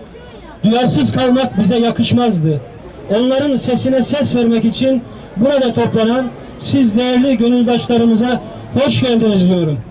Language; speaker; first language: Turkish; native; Turkish